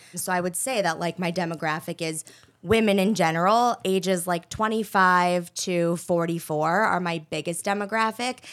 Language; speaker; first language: English; native; English